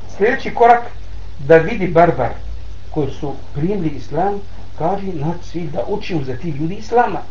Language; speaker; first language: Bosnian; non-native, learner; Arabic